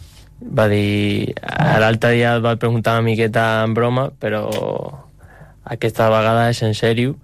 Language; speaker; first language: Catalan; non-native, local second language; Spanish